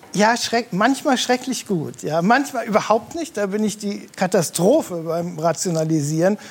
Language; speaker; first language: German; native; German